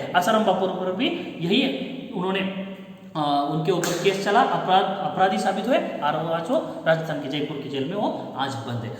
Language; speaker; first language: Hindi; non-native, local second language; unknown